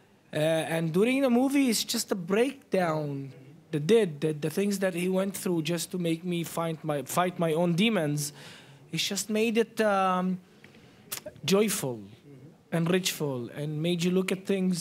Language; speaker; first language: English; non-native, fluent; Arabic